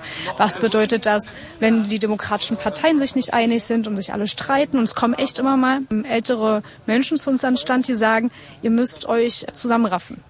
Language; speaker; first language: German; native; German